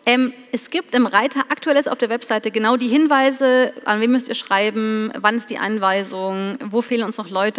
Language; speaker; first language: German; native; German